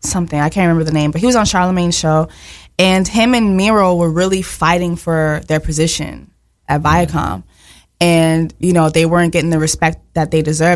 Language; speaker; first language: English; early bilingual, other home language; Haitian Creole